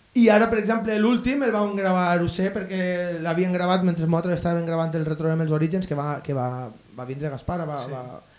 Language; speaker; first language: Catalan; native; Catalan